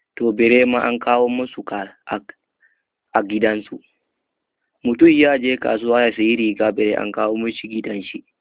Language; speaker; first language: Hausa; non-native, local second language; Fula